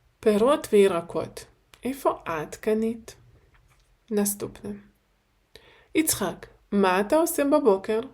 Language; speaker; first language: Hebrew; non-native, fluent; Ukrainian